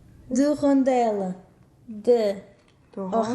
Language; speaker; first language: French; non-native, fluent; Portuguese